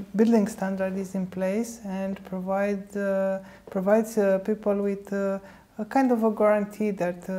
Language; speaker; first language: English; non-native, fluent; Romanian